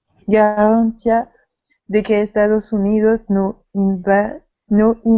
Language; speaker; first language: Spanish; non-native, learner; French